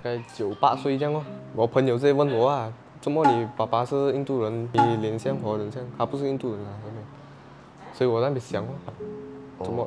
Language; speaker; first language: Chinese; non-native, local second language; Tamil